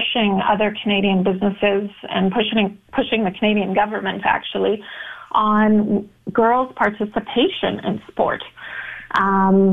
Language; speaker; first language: English; native; English